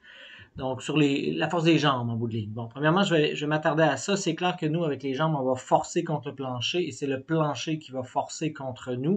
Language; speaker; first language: French; native; French